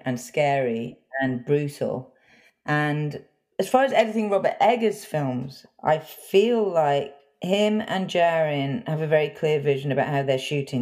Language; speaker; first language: English; native; English